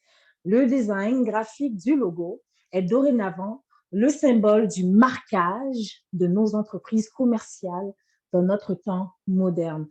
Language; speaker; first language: French; native; French